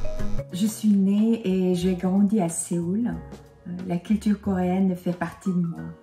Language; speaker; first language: French; non-native, fluent; Korean